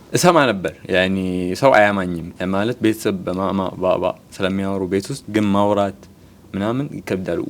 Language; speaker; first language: Amharic; early bilingual, heritage; Amharic